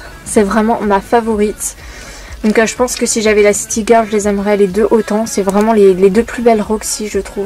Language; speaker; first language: French; native; French